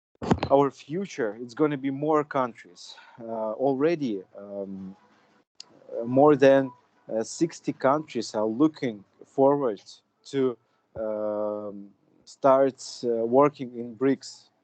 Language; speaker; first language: English; non-native, fluent; Russian